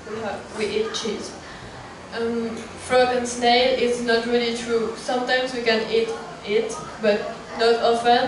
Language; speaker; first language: English; non-native, fluent; French